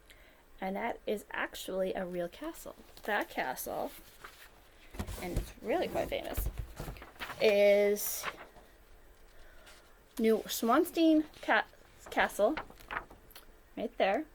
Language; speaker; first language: English; native; English